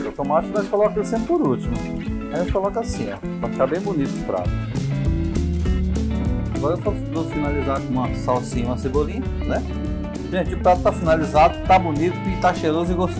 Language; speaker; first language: Portuguese; native; Portuguese